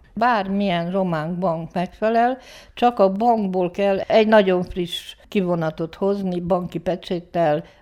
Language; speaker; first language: Hungarian; native; Hungarian